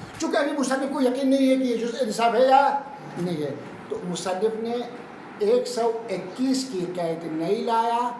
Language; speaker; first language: Urdu; non-native, local second language; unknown